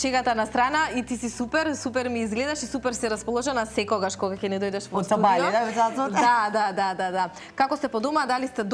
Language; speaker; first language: Macedonian; native; Macedonian